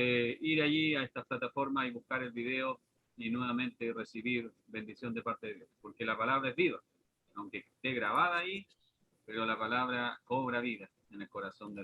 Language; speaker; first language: Spanish; native; Spanish